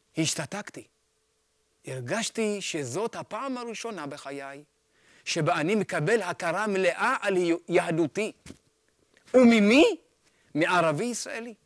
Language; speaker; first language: Hebrew; early bilingual, other home language; Amharic